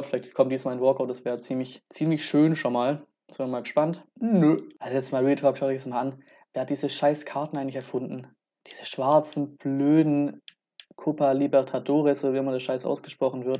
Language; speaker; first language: German; native; German